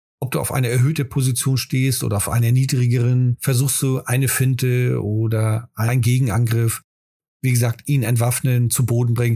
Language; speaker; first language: German; native; German